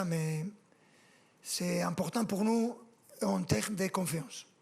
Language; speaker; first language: French; non-native, fluent; Spanish